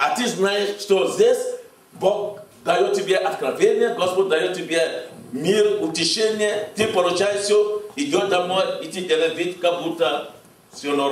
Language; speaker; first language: Russian; non-native, fluent; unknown